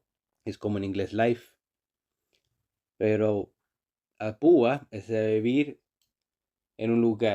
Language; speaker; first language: Spanish; non-native, fluent; Icelandic